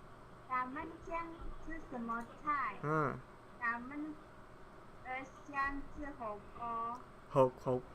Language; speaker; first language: Chinese; non-native, learner; Indonesian